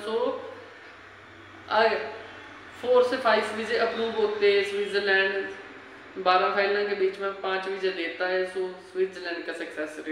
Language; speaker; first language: Hindi; non-native, local second language; Punjabi